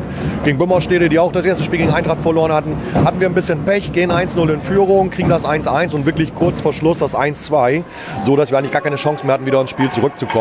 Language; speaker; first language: German; native; German